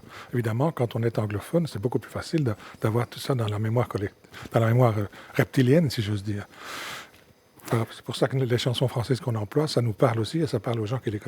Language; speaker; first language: French; native; French